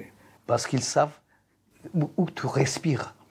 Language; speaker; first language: French; non-native, learner; Turkish